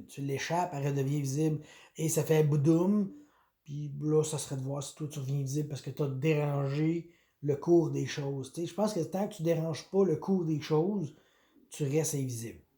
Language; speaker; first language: French; native; French